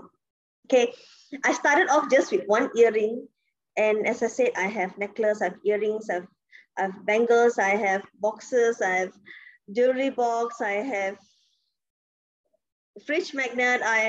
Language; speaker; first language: English; non-native, local second language; Tamil